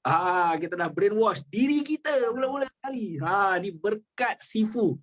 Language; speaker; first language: Malay; native; Malay